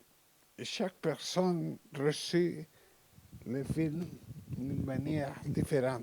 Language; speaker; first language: French; non-native, learner; Catalan